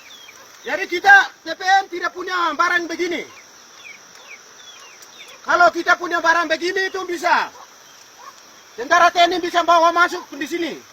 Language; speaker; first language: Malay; non-native, local second language; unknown